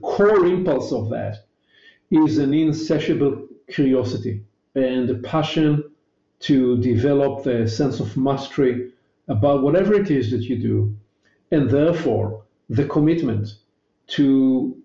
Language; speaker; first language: English; non-native, fluent; Hebrew